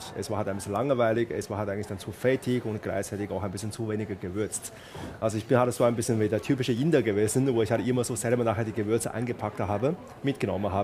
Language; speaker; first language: German; non-native, fluent; Chinese